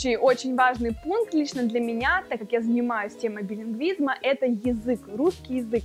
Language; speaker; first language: Russian; native; Russian